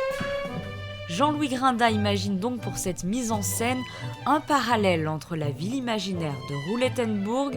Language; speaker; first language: French; native; French